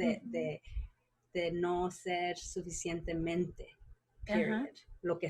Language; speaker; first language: Spanish; early bilingual, heritage; Spanish